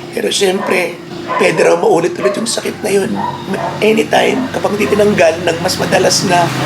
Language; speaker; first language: Filipino; native; Filipino